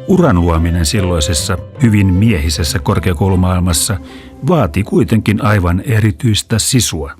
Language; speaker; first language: Finnish; native; Finnish